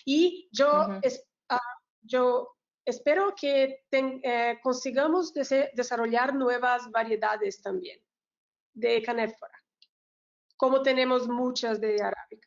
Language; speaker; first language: Spanish; non-native, learner; Portuguese